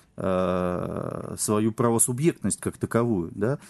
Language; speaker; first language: Russian; native; Russian